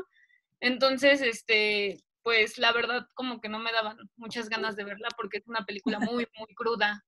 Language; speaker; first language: Spanish; native; Spanish